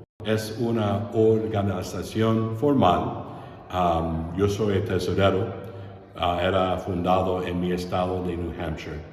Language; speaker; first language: Spanish; non-native, fluent; English